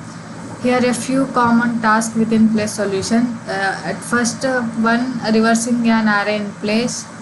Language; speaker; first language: English; non-native, local second language; Telugu